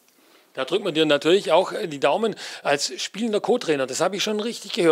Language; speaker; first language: German; native; German